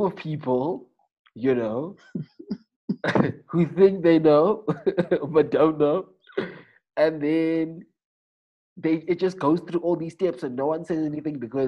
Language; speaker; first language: English; non-native, local second language; Xhosa